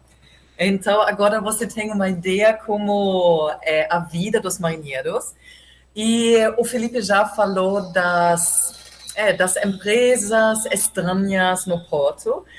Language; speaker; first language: Portuguese; non-native, fluent; German